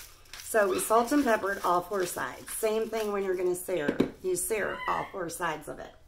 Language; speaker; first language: English; native; English